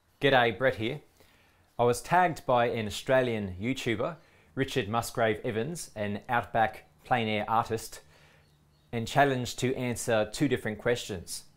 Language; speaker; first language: English; native; English